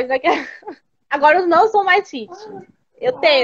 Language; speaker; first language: Portuguese; native; Portuguese